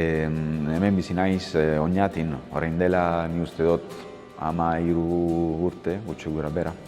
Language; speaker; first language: Basque; non-native, learner; Italian